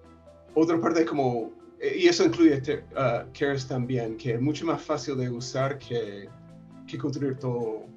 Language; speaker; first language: Spanish; non-native, fluent; English